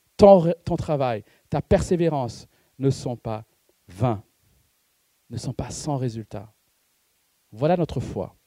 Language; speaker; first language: French; non-native, local second language; Malagasy